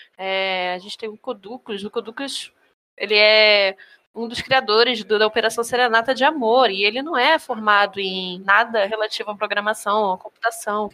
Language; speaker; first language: Portuguese; native; Portuguese